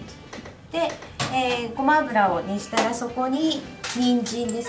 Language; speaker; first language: Japanese; native; Japanese